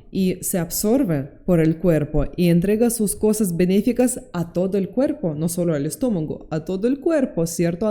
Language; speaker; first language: Spanish; non-native, fluent; Russian